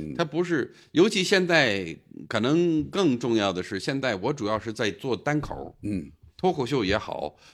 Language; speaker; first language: Chinese; non-native, fluent; English